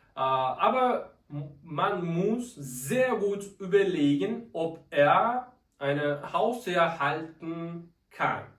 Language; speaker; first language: German; non-native, fluent; Uzbek